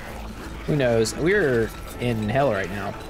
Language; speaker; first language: English; native; English